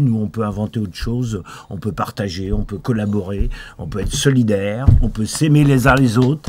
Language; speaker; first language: French; native; French